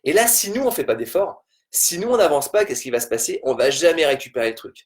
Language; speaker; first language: French; native; French